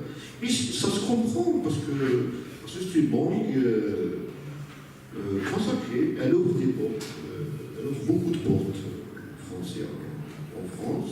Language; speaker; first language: French; non-native, local second language; Arabic